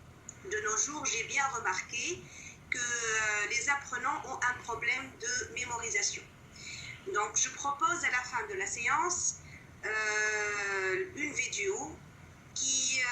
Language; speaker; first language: French; non-native, local second language; Arabic